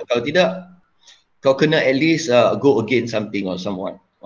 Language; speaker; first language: English; non-native, local second language; Malay